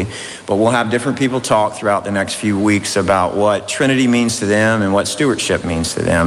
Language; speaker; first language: English; native; English